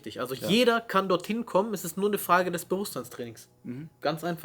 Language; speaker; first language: German; native; German